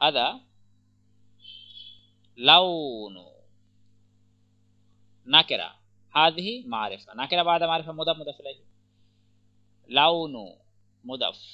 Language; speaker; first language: Arabic; non-native, learner; Bangla